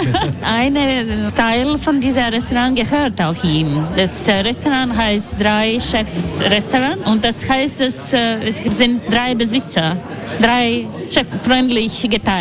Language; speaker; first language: German; non-native, learner; Latvian